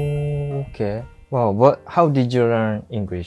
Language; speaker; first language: English; non-native, fluent; Japanese